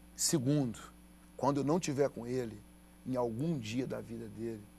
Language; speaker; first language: Portuguese; native; Portuguese